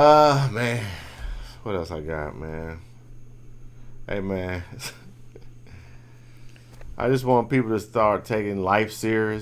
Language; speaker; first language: English; native; English